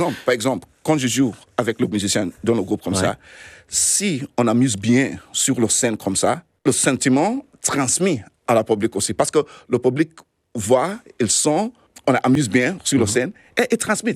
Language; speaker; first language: French; non-native, fluent; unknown